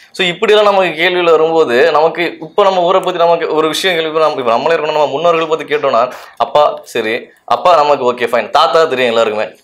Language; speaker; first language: Tamil; native; Tamil